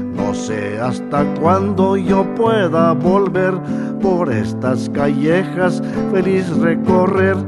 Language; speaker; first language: Spanish; native; Spanish